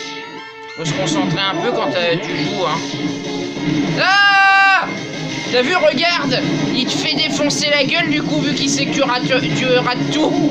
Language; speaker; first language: French; native; French